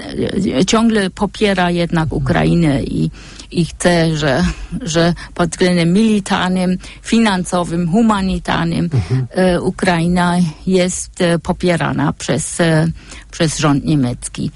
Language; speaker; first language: Polish; non-native, fluent; German